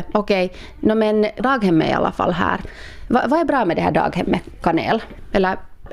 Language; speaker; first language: Swedish; native; Swedish